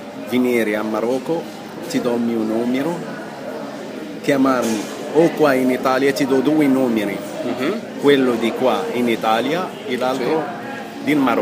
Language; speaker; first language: Italian; non-native, learner; Arabic